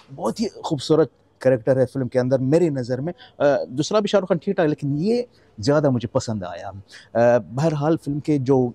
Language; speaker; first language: Hindi; non-native, fluent; Arabic